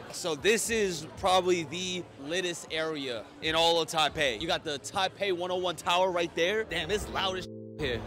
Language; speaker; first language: English; early bilingual, other home language; Chinese